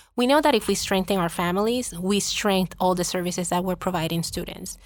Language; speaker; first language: English; non-native, fluent; Spanish